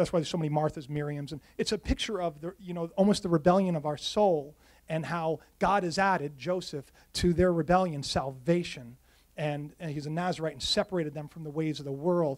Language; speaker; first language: English; native; English